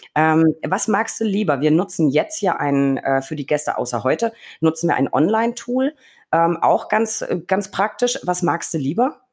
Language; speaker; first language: German; native; German